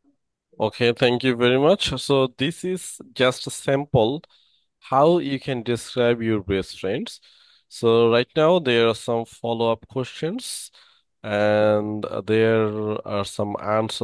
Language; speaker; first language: English; non-native, fluent; Bangla